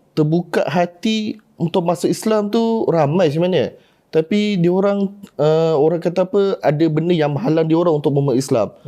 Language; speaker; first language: Malay; non-native, local second language; Chinese